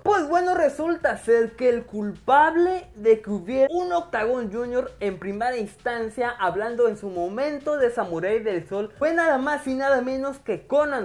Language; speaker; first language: Spanish; native; Spanish